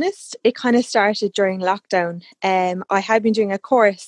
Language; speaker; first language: English; native; English